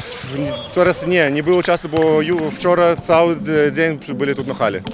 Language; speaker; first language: Polish; early bilingual, heritage; Polish